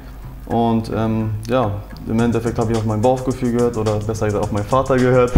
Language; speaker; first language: German; early bilingual, other home language; Turkish